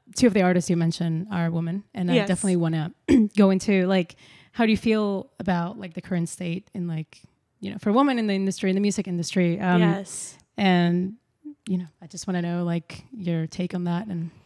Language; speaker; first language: English; non-native, fluent; Spanish